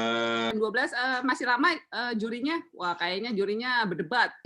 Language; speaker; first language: Indonesian; native; Indonesian